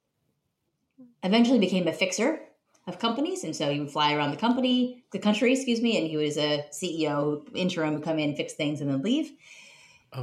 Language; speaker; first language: English; native; English